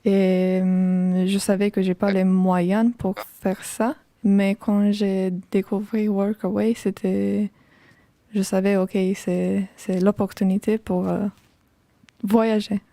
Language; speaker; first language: French; non-native, fluent; Romanian